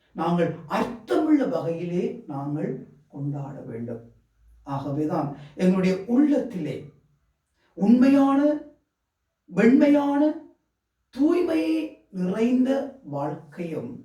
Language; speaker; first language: Tamil; native; Tamil